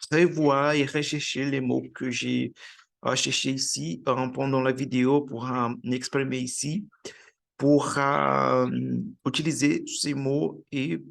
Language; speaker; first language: French; non-native, learner; Portuguese